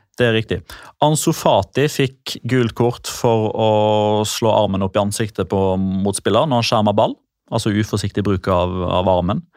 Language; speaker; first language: Norwegian; native; Norwegian